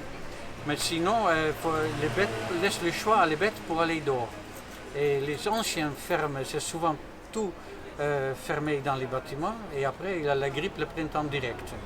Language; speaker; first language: French; non-native, fluent; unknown